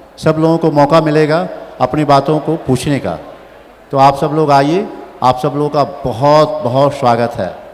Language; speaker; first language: Hindi; native; Hindi